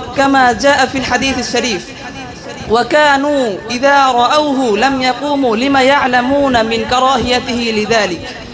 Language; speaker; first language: Arabic; non-native, fluent; Bangla